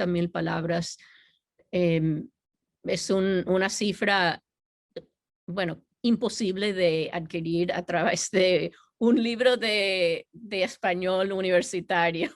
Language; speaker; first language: Spanish; non-native, fluent; English